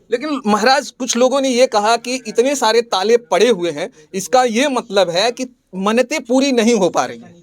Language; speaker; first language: Hindi; native; Hindi